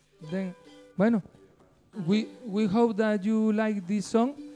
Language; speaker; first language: English; non-native, learner; Spanish